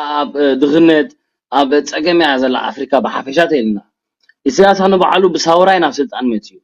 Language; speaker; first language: Tigrinya; early bilingual, heritage; Tigrinya